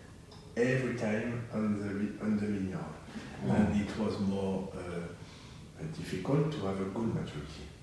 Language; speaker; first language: English; non-native, learner; French